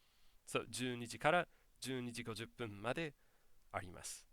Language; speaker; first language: Japanese; non-native, fluent; English